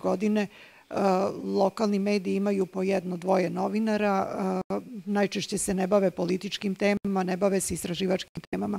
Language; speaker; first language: Bosnian; native; Bosnian